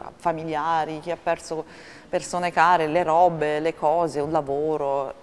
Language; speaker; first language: Italian; native; Italian